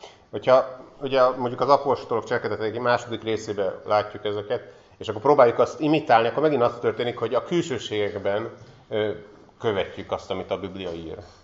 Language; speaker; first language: Hungarian; native; Hungarian